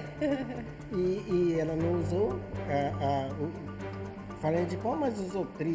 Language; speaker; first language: Portuguese; non-native, fluent; Japanese